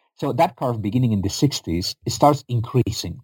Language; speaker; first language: English; non-native, fluent; Spanish